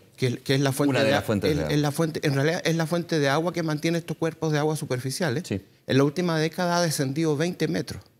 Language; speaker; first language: Spanish; native; Spanish